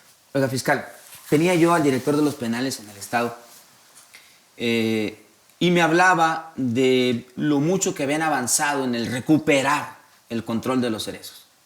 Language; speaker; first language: Spanish; native; Spanish